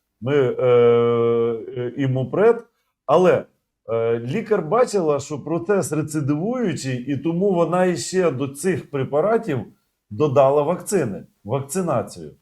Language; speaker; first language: Ukrainian; native; Ukrainian